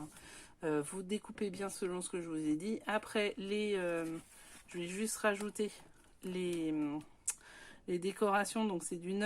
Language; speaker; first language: French; native; French